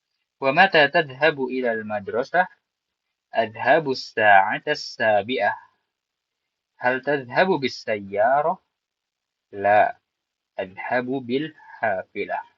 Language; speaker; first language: Arabic; non-native, fluent; Indonesian